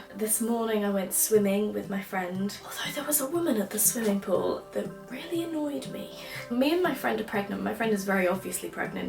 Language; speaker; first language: English; native; English